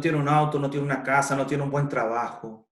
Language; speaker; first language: Spanish; native; Spanish